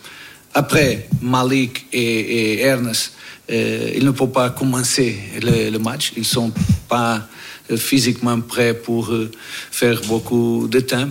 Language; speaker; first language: French; non-native, learner; Portuguese